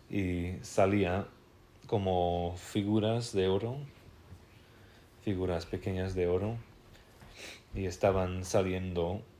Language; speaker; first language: Spanish; non-native, fluent; English